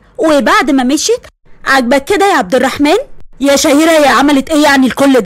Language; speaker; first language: Arabic; native; Arabic